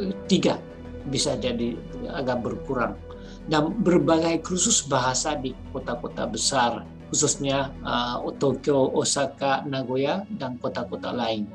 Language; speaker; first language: Indonesian; non-native, fluent; Japanese